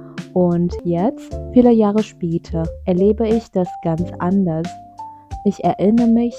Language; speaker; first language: German; non-native, fluent; Vietnamese